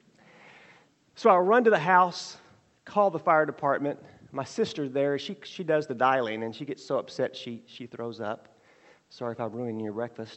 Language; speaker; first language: English; native; English